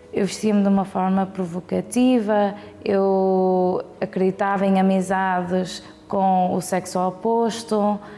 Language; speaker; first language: Portuguese; early bilingual, heritage; Portuguese